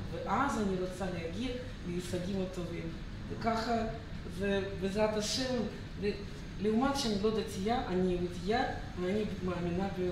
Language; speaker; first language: Hebrew; non-native, fluent; Russian